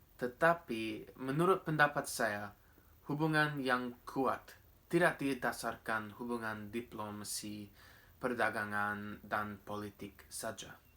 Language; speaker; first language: Indonesian; non-native, fluent; English